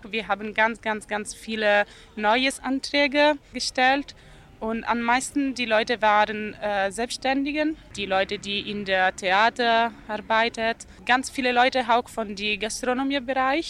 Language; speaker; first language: German; non-native, learner; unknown